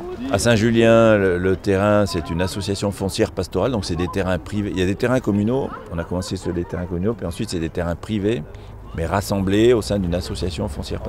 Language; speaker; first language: French; native; French